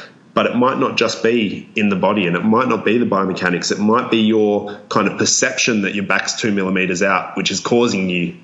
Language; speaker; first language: English; native; English